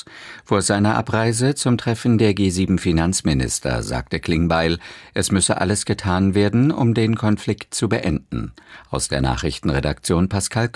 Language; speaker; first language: German; native; German